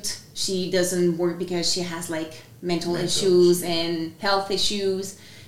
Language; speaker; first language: English; non-native, fluent; French